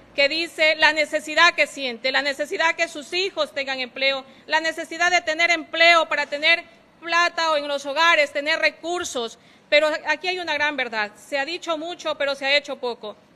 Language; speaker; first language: Spanish; native; Spanish